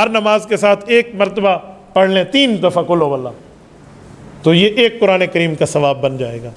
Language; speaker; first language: Urdu; native; Urdu